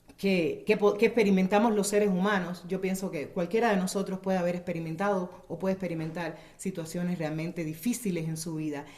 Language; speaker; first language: Spanish; native; Spanish